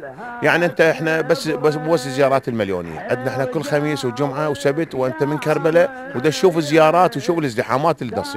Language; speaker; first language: Arabic; native; Arabic